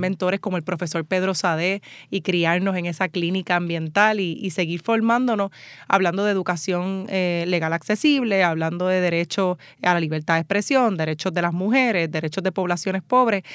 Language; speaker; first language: Spanish; native; Spanish